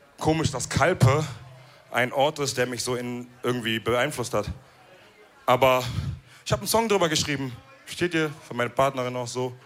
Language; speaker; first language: German; early bilingual, other home language; Wolof